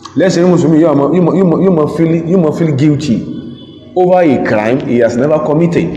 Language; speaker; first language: English; non-native, local second language; Yoruba